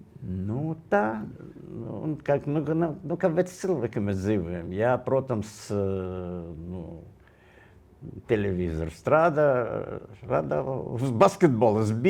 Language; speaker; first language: Latvian; non-native, local second language; Russian